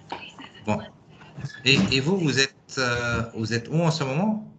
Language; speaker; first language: French; non-native, fluent; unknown